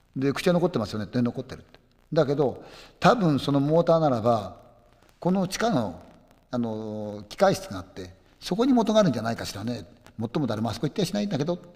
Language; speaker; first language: Japanese; native; Japanese